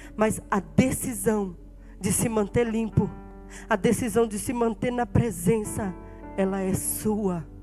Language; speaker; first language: Portuguese; native; Portuguese